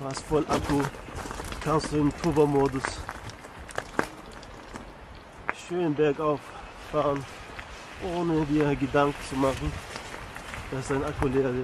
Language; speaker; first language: German; non-native, fluent; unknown